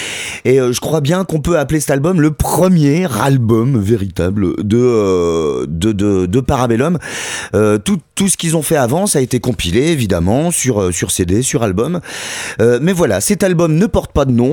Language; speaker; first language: French; native; French